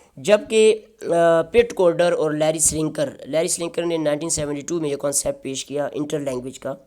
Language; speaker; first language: Urdu; non-native, local second language; Northern Hindko